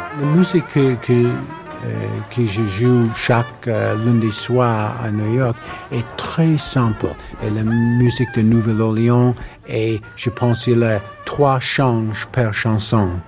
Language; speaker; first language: French; non-native, learner; English